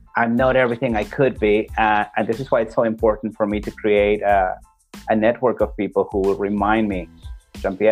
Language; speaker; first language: English; non-native, fluent; Spanish